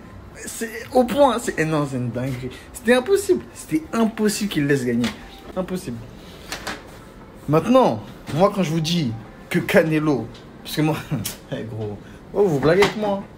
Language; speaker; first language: French; native; French